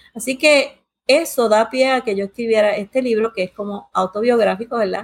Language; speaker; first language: Spanish; early bilingual, heritage; Spanish